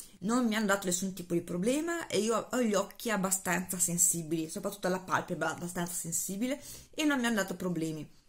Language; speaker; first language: Italian; native; Italian